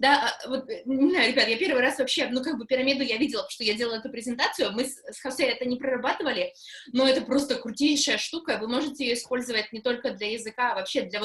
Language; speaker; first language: Russian; native; Russian